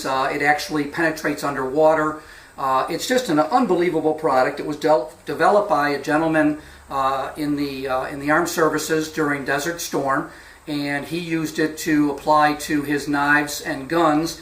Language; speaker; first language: English; native; English